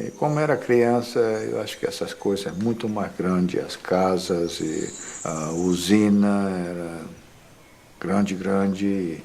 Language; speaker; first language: Portuguese; non-native, local second language; English